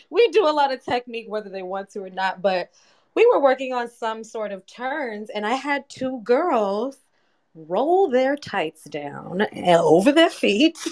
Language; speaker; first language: English; native; English